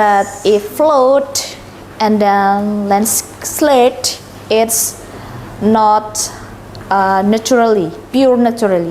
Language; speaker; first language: English; non-native, learner; Indonesian